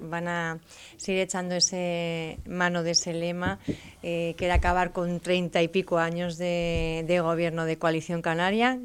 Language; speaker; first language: Spanish; native; Spanish